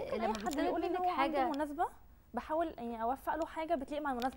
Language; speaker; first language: Arabic; native; Arabic